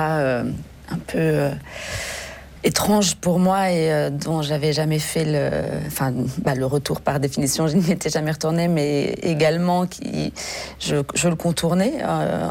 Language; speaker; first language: French; native; French